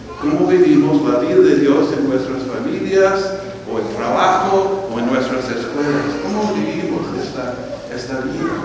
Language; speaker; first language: Spanish; non-native, fluent; English